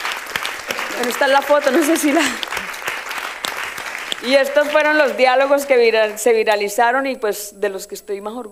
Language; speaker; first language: Spanish; native; Spanish